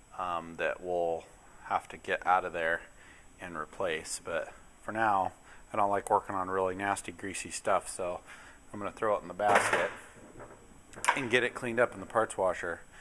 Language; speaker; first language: English; native; English